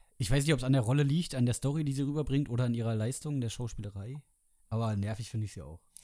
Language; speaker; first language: German; native; German